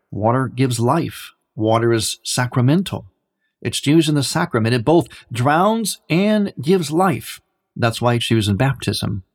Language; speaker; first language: English; native; English